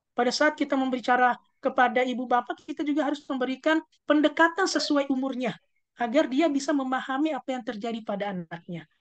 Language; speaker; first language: Indonesian; native; Indonesian